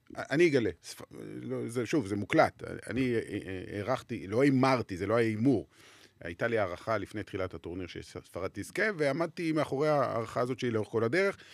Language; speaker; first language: Hebrew; native; Hebrew